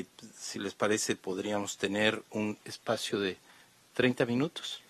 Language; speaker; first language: Spanish; native; Spanish